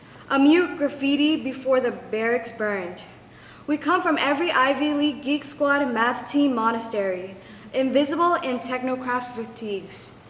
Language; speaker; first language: English; early bilingual, other home language; Vietnamese